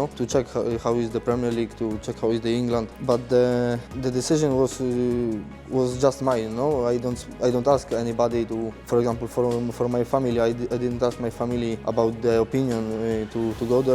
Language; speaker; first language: English; non-native, fluent; Polish